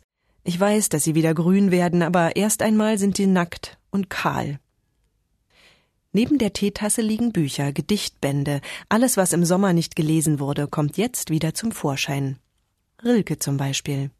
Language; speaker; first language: German; native; German